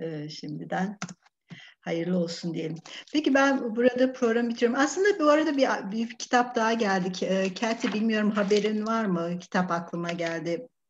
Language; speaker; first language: Turkish; native; Turkish